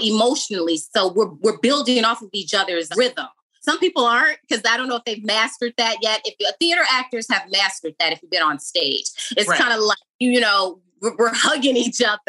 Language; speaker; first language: English; native; English